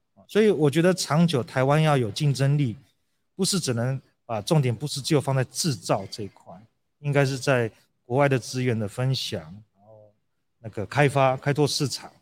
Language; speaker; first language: Chinese; early bilingual, heritage; Portuguese